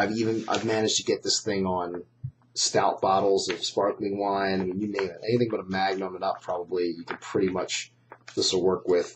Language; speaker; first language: English; native; English